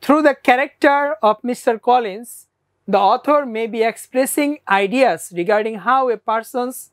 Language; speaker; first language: English; non-native, local second language; Bangla